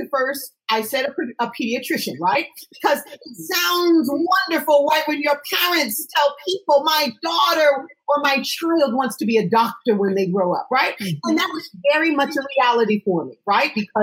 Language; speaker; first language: English; native; English